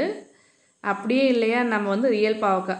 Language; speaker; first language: Tamil; native; Tamil